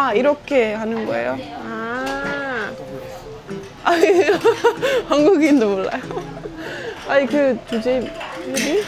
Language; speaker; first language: Korean; non-native, fluent; Estonian